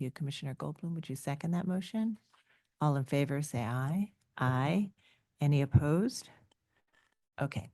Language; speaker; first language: English; native; English